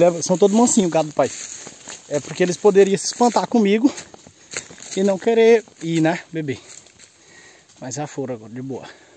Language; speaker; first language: Portuguese; native; Portuguese